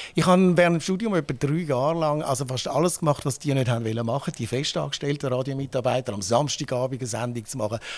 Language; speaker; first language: German; native; German